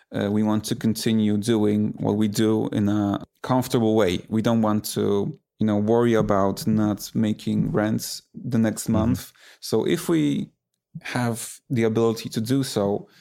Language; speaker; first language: English; non-native, fluent; Polish